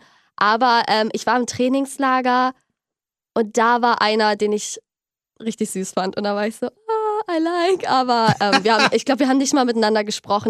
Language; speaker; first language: German; native; German